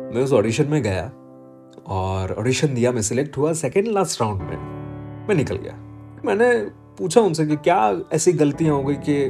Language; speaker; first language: Hindi; non-native, local second language; Gujarati